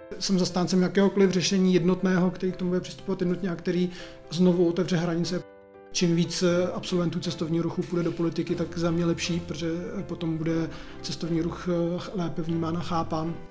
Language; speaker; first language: Czech; native; Czech